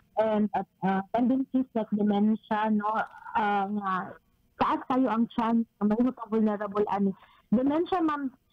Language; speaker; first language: Cebuano; native; Cebuano